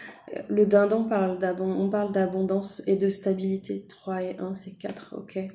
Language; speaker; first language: French; native; French